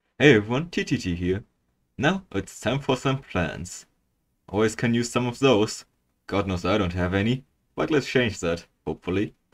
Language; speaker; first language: English; non-native, fluent; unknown